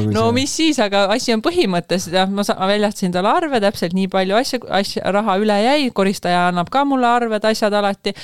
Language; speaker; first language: Estonian; native; Estonian